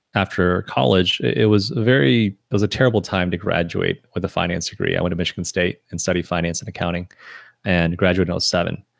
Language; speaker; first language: English; early bilingual, other home language; Chinese